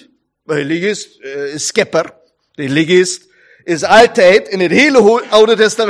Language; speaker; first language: German; non-native, learner; Dutch